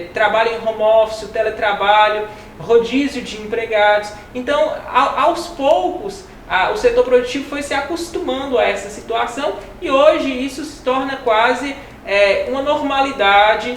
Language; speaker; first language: Portuguese; native; Portuguese